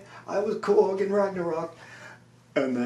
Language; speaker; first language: English; native; English